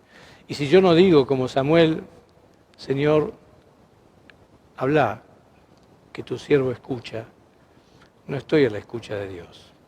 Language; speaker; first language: Spanish; native; Spanish